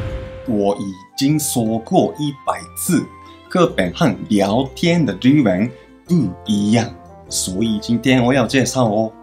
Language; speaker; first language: Chinese; non-native, fluent; Japanese